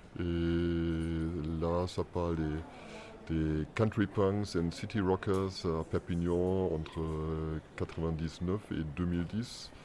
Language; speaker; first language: French; non-native, fluent; German